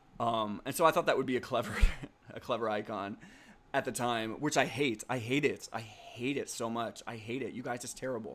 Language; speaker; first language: English; native; English